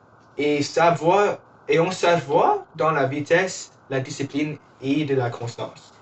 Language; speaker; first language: French; non-native, learner; English